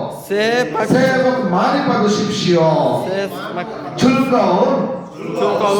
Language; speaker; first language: Korean; non-native, fluent; Bangla